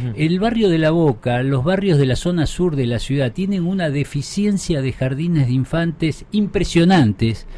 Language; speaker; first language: Spanish; native; Spanish